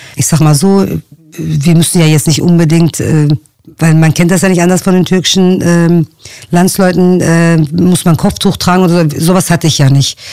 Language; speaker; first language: German; early bilingual, other home language; Turkish